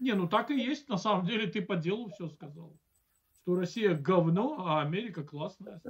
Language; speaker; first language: Russian; native; Russian